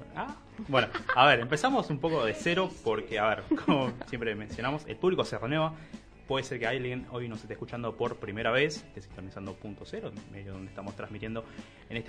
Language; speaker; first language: Spanish; native; Spanish